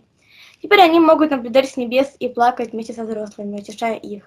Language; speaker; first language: Russian; native; Russian